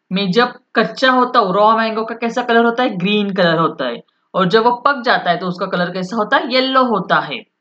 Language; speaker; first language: Hindi; non-native, local second language; Marathi